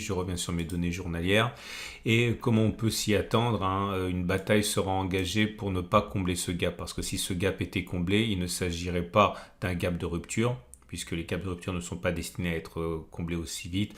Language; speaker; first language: French; native; French